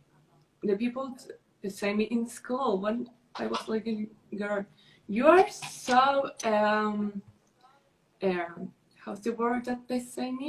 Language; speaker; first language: English; non-native, learner; Spanish